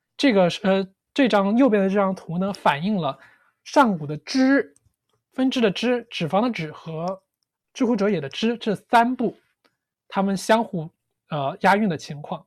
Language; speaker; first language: Chinese; native; Chinese